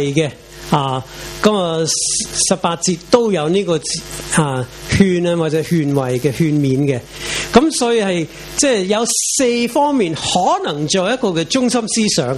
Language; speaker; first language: Chinese; non-native, local second language; Cantonese